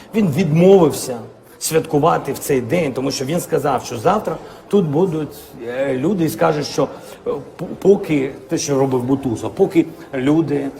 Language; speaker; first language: Ukrainian; non-native, local second language; Russian